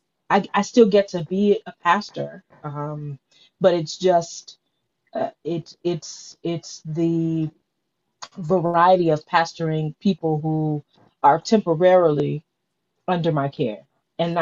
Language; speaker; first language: English; native; English